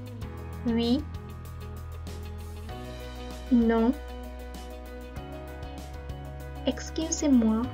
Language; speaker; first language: French; non-native, fluent; Sinhala